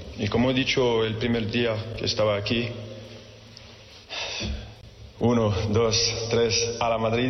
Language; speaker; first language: Spanish; non-native, fluent; French